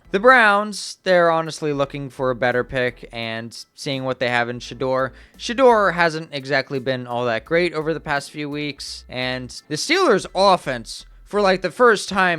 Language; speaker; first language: English; native; English